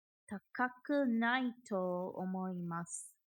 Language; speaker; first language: Japanese; non-native, learner; English